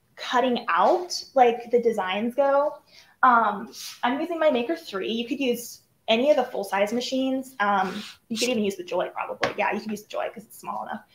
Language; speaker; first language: English; native; English